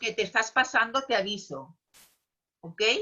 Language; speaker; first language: Spanish; native; Spanish